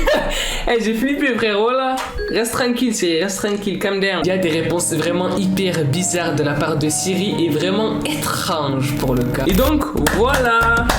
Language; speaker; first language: French; native; French